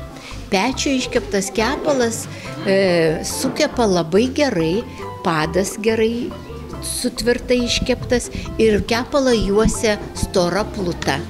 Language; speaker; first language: Lithuanian; native; Lithuanian